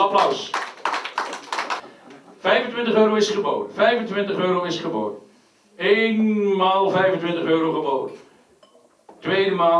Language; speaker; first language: Dutch; native; Dutch